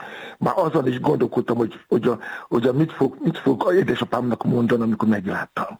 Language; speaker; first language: Hungarian; non-native, fluent; Yoruba